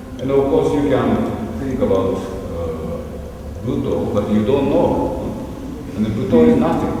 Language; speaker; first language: English; non-native, learner; Japanese